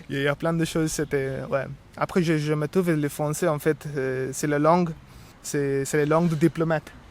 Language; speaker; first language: French; non-native, learner; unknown